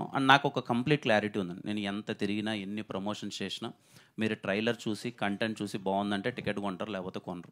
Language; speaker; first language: Telugu; native; Telugu